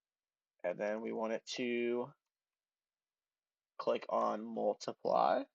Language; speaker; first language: English; native; English